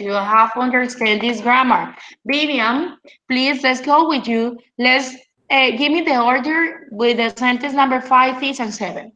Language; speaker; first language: English; non-native, fluent; Spanish